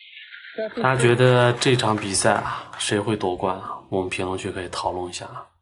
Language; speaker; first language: Chinese; native; Chinese